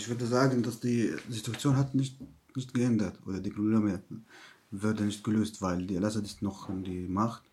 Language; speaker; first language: German; non-native, learner; Arabic